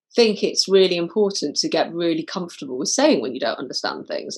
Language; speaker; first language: English; native; English